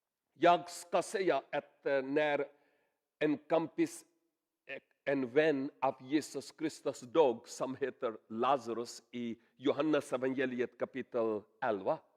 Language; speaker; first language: Swedish; non-native, learner; Urdu